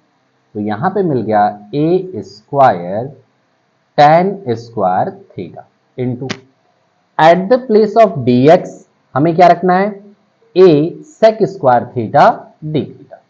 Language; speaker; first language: Hindi; native; Hindi